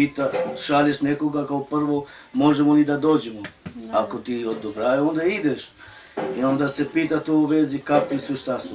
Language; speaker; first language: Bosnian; non-native, local second language; Romany